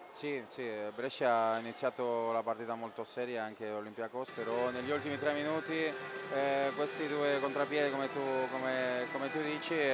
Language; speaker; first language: Italian; non-native, fluent; Spanish